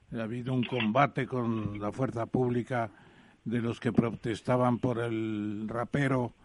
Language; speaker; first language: Spanish; native; Spanish